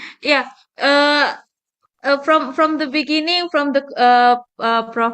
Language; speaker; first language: English; non-native, fluent; Indonesian